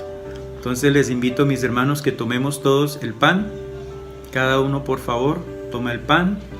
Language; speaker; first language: Spanish; native; Spanish